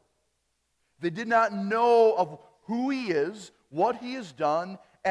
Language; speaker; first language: English; early bilingual, other home language; German